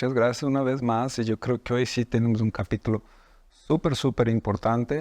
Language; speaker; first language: Spanish; native; Spanish